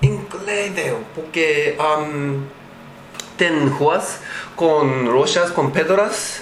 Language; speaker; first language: Portuguese; non-native, learner; Japanese